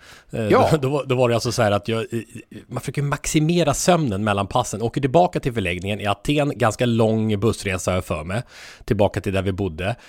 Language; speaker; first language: Swedish; native; Swedish